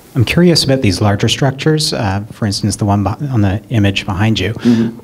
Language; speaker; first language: English; native; English